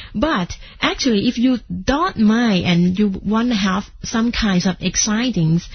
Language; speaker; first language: English; non-native, fluent; Thai